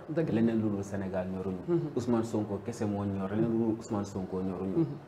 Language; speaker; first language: Wolof; native; Wolof